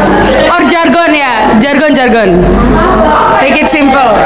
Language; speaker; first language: English; non-native, learner; Indonesian